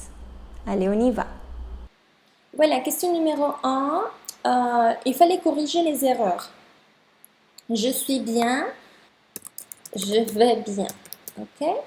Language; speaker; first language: French; non-native, fluent; Spanish